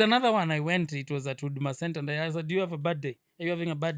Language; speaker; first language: English; non-native, local second language; Swahili